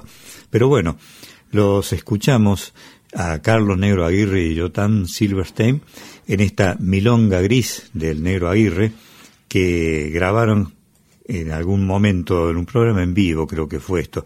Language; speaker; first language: Spanish; native; Spanish